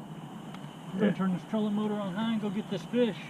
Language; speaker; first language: English; native; English